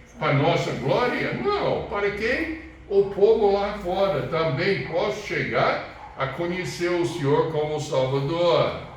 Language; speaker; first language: Portuguese; non-native, fluent; English